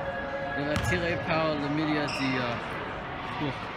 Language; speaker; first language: French; non-native, local second language; English